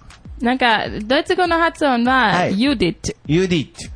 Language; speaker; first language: Japanese; non-native, learner; German